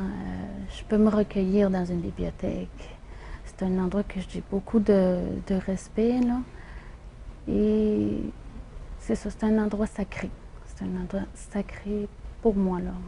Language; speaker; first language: French; native; French